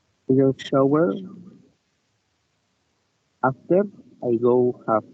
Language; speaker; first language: English; non-native, learner; Spanish